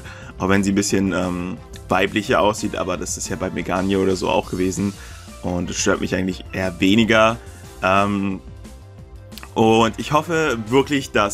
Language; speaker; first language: German; native; German